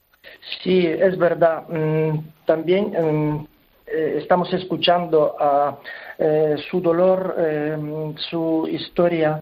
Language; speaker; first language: Spanish; non-native, learner; Ukrainian